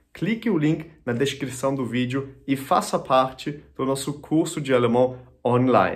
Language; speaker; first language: Portuguese; non-native, fluent; German